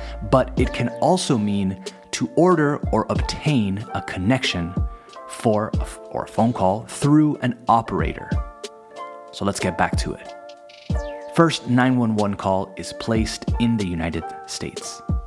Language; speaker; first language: English; native; English